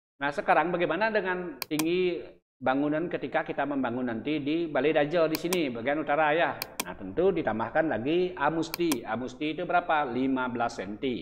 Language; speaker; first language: Indonesian; non-native, local second language; Balinese